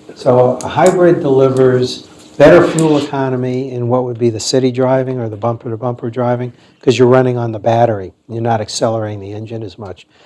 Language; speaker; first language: English; native; English